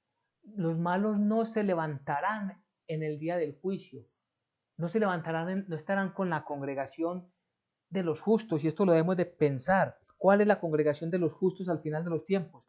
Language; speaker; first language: Spanish; native; Spanish